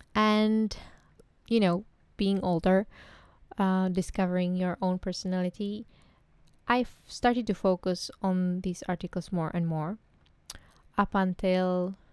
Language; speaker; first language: English; non-native, fluent; Czech